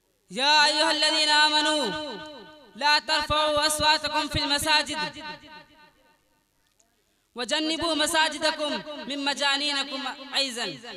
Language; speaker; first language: Arabic; non-native, learner; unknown